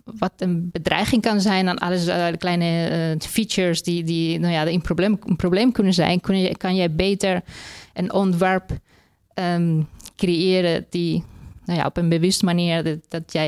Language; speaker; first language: Dutch; non-native, fluent; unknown